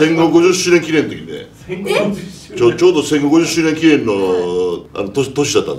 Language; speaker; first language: Japanese; native; Japanese